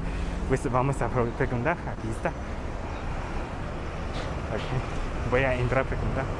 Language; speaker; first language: Spanish; non-native, fluent; Chinese